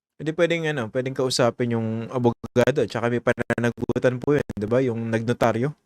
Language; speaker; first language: Filipino; native; Filipino